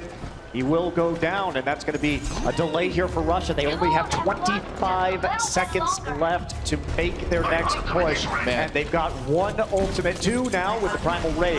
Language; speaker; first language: English; native; English